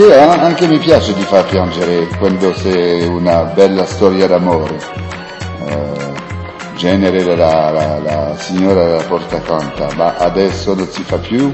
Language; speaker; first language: Italian; non-native, learner; French